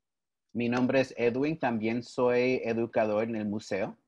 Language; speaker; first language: Spanish; early bilingual, heritage; English